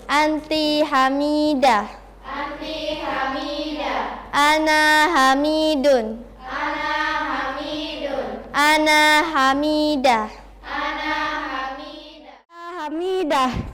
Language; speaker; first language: Arabic; non-native, learner; Indonesian